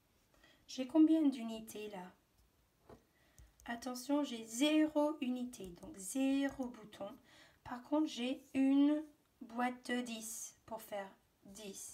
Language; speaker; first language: French; native; French